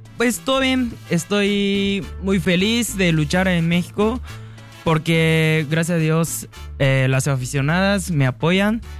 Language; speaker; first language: Spanish; non-native, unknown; Japanese